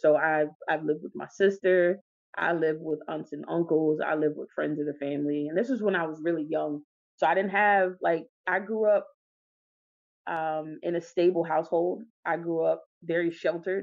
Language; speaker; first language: English; native; English